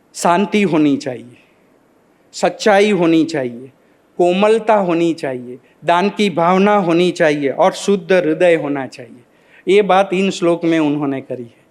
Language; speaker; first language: Hindi; non-native, local second language; Gujarati